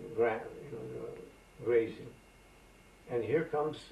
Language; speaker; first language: English; non-native, fluent; Greek